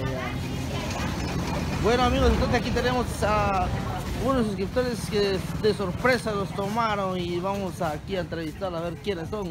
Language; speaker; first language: Spanish; native; Spanish